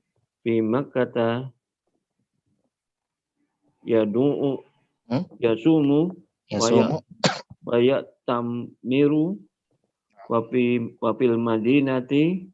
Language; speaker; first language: Arabic; non-native, learner; Indonesian